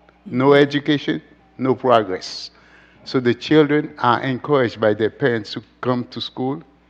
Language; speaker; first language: English; non-native, fluent; Haitian Creole